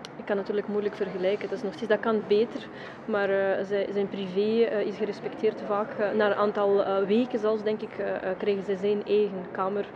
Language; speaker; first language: Dutch; non-native, fluent; Russian